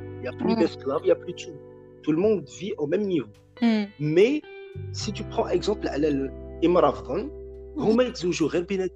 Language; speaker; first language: French; non-native, local second language; Kabyle